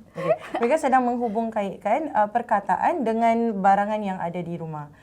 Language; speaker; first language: Malay; native; Malay